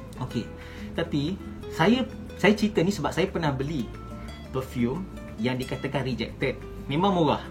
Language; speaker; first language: Malay; native; Malay